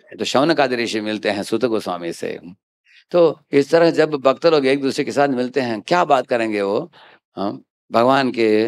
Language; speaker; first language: Hindi; native; Hindi